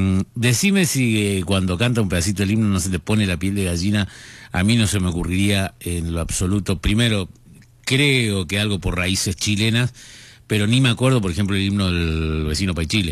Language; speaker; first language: Spanish; native; Spanish